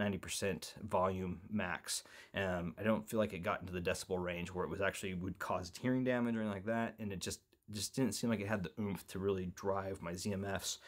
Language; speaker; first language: English; native; English